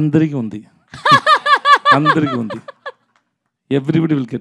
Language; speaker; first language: Telugu; non-native, learner; Tamil